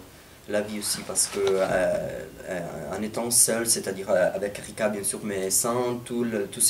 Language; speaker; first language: French; non-native, fluent; Italian